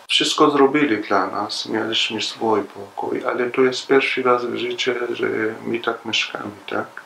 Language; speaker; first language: Polish; non-native, learner; Arabic